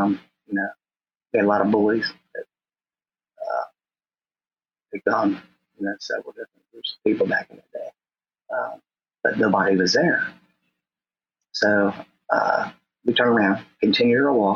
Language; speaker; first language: English; native; English